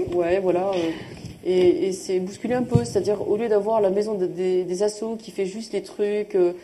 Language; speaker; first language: French; native; French